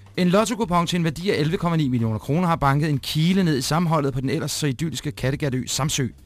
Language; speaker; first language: Danish; native; Danish